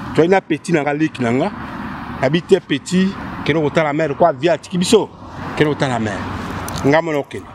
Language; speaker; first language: Lingala; non-native, local second language; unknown